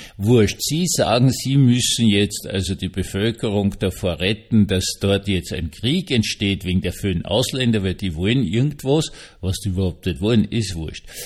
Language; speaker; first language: German; native; German